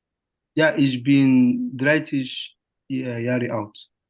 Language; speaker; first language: German; non-native, learner; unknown